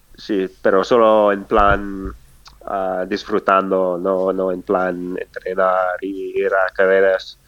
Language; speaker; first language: Spanish; non-native, fluent; English